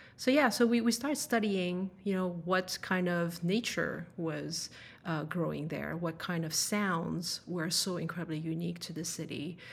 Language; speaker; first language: English; non-native, fluent; French